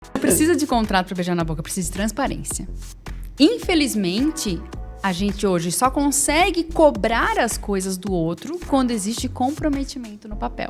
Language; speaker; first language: Portuguese; native; Portuguese